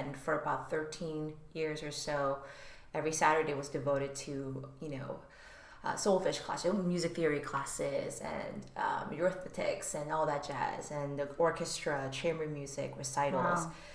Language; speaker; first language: English; early bilingual, other home language; Korean